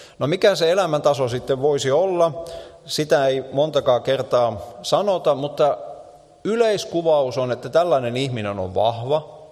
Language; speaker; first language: Finnish; native; Finnish